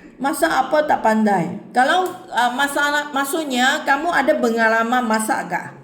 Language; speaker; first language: Malay; non-native, local second language; Chinese